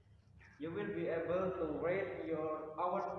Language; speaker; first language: English; non-native, learner; Indonesian